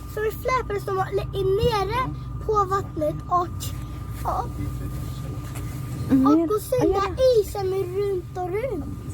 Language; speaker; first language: Swedish; early bilingual, other home language; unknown